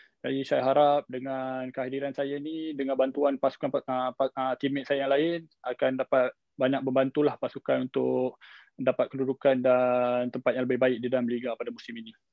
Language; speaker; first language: Malay; native; Malay